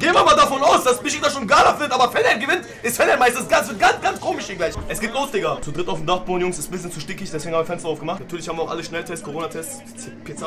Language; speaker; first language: German; early bilingual, other home language; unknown